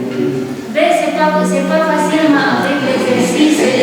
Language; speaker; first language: French; non-native, fluent; Italian